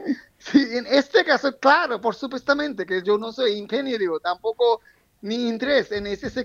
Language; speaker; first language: Spanish; non-native, fluent; Bangla